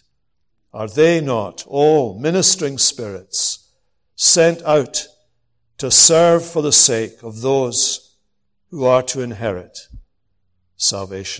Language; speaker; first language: English; native; English